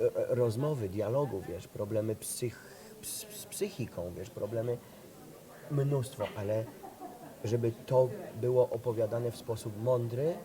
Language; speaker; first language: Polish; native; Polish